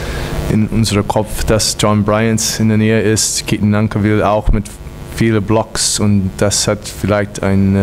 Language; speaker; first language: German; non-native, fluent; English